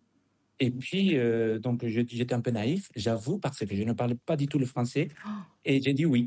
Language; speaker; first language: French; non-native, fluent; Spanish